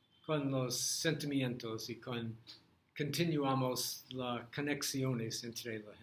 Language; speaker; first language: Spanish; non-native, learner; English